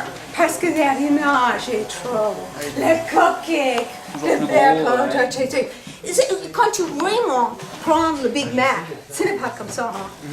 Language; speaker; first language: French; non-native, learner; English